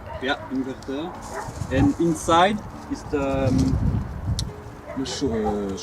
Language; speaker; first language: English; non-native, learner; French